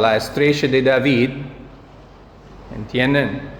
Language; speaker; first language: Spanish; non-native, fluent; English